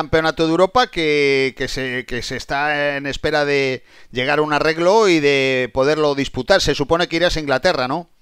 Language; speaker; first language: Spanish; native; Spanish